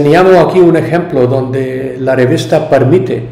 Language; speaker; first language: Spanish; non-native, learner; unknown